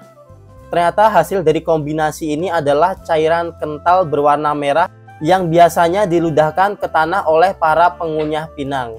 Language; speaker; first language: Indonesian; native; Indonesian